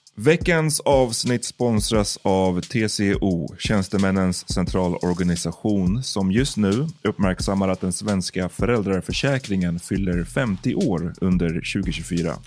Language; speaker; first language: Swedish; native; Swedish